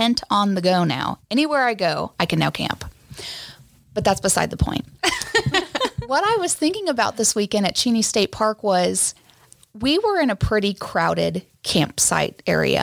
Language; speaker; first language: English; native; English